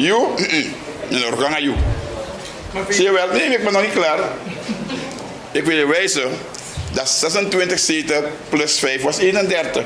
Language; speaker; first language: Dutch; non-native, local second language; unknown